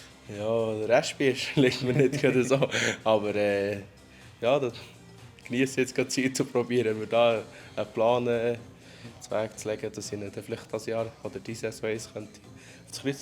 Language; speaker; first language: German; native; German